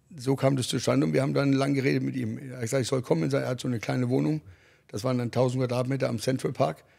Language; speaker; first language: German; early bilingual, other home language; English